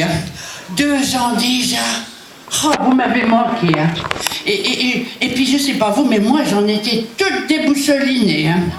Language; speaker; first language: French; native; French